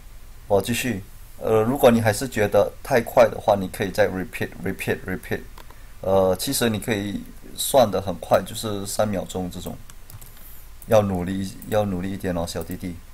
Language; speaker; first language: Chinese; non-native, fluent; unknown